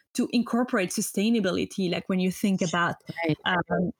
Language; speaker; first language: English; non-native, fluent; French